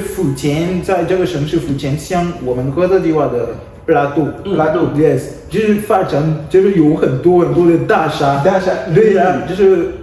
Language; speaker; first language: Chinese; non-native, learner; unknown